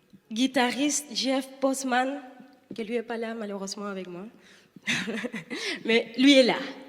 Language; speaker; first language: French; non-native, fluent; Spanish